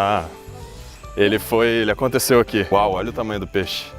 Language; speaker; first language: Portuguese; native; Portuguese